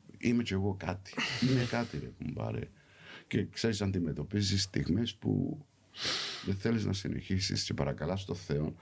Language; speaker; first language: Greek; early bilingual, heritage; Greek